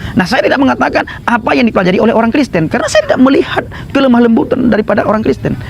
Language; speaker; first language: Indonesian; non-native, local second language; Achinese